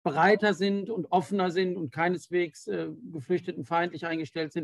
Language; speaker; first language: German; native; German